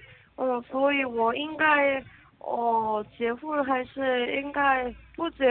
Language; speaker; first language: Chinese; non-native, learner; Korean